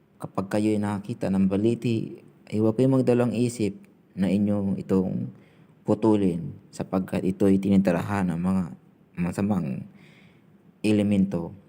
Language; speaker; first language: Filipino; non-native, local second language; Cebuano